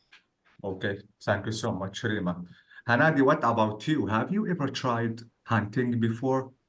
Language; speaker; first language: English; non-native, fluent; Arabic